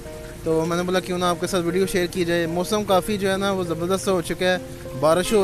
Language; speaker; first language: Hindi; non-native, local second language; Punjabi